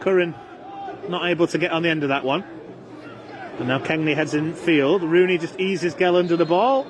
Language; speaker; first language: English; native; English